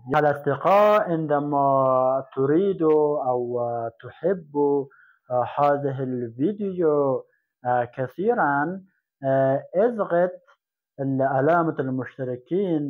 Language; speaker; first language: Arabic; non-native, fluent; Persian